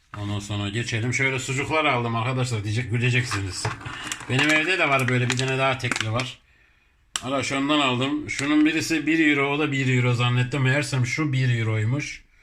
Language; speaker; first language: Turkish; early bilingual, heritage; Turkish